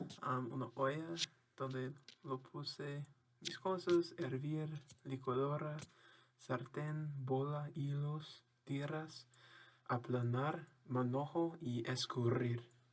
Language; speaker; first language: Spanish; non-native, learner; English